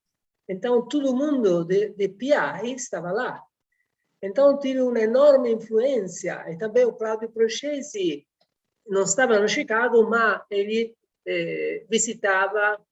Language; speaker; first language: Portuguese; non-native, fluent; Italian